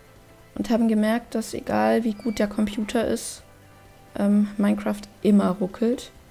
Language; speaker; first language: German; native; German